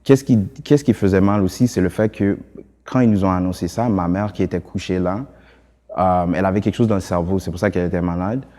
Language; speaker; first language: French; early bilingual, other home language; Haitian Creole